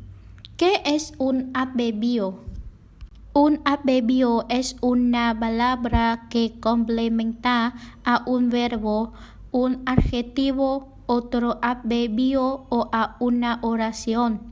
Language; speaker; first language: Spanish; non-native, learner; Vietnamese